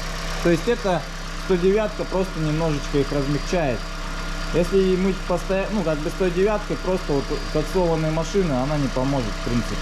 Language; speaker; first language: Russian; native; Russian